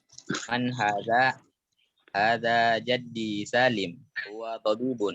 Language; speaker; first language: Arabic; non-native, learner; Indonesian